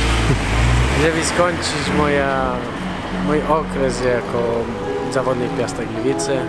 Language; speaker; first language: Polish; non-native, learner; Spanish